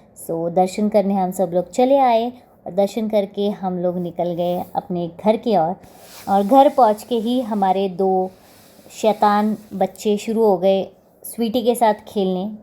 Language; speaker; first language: Hindi; non-native, local second language; Marathi